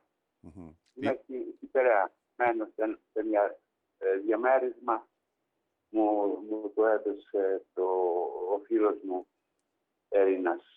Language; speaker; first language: Greek; non-native, learner; Ukrainian